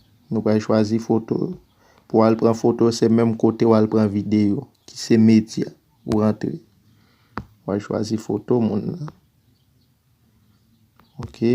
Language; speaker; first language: French; non-native, learner; Haitian Creole